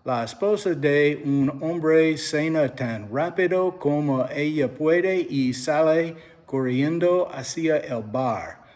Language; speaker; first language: Spanish; non-native, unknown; English